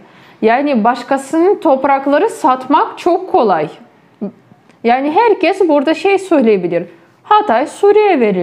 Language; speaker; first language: Turkish; non-native, fluent; Ukrainian